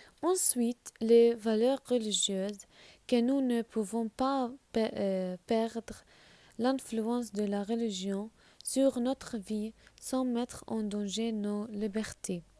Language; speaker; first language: French; non-native, learner; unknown